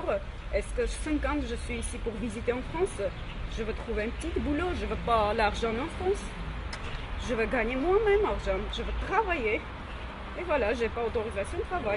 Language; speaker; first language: French; non-native, learner; Armenian